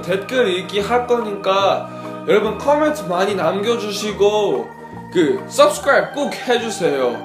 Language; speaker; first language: Korean; non-native, fluent; English